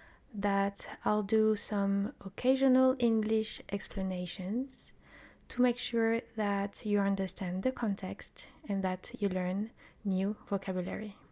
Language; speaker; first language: English; non-native, fluent; French